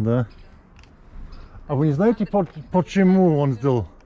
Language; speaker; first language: Russian; non-native, learner; English